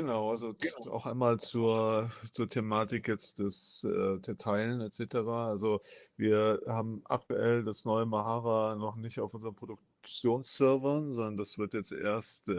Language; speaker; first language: German; native; German